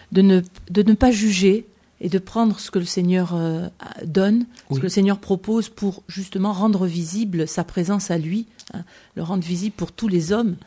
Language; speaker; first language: French; native; French